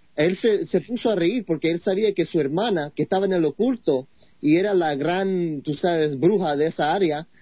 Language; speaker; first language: Spanish; non-native, fluent; English